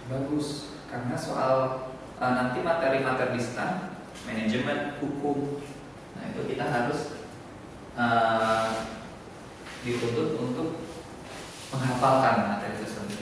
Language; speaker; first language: Indonesian; native; Indonesian